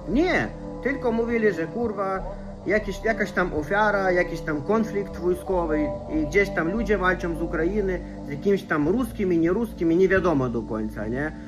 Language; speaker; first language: Polish; non-native, fluent; Russian